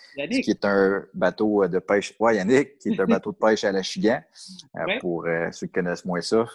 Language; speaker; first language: French; native; French